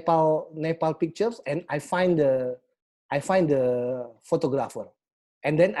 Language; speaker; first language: English; non-native, learner; Indonesian